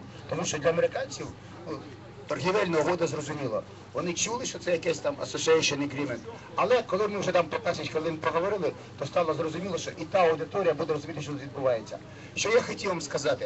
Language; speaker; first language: Ukrainian; native; Ukrainian